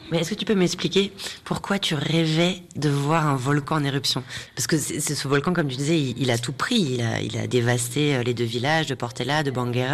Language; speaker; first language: French; native; French